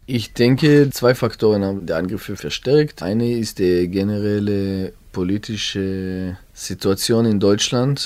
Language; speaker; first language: German; non-native, learner; Hebrew